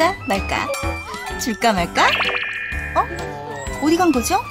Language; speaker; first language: Korean; native; Korean